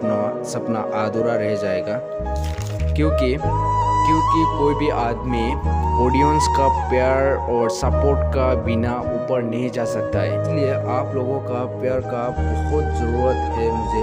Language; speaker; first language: Hindi; non-native, local second language; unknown